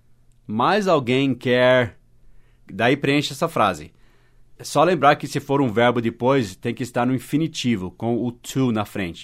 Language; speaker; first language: Portuguese; non-native, fluent; English